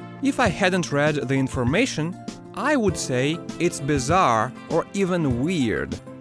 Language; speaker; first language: English; non-native, fluent; Russian